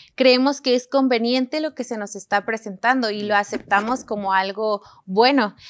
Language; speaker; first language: Spanish; native; Spanish